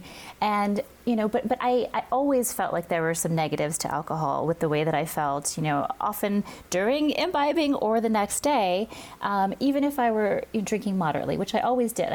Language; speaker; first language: English; native; English